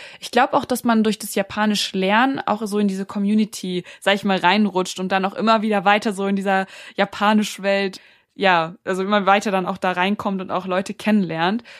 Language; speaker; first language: German; native; German